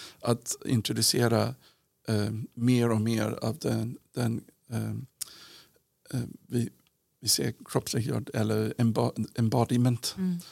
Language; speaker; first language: Swedish; non-native, fluent; English